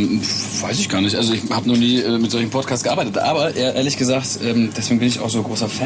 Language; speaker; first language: German; native; German